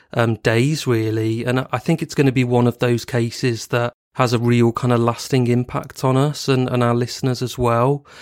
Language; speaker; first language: English; native; English